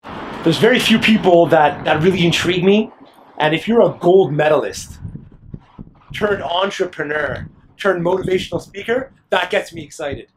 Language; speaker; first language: English; native; English